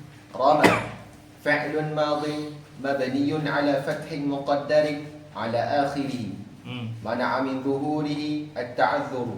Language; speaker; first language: Arabic; non-native, learner; Malay